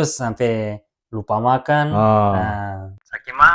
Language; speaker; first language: Indonesian; early bilingual, heritage; Japanese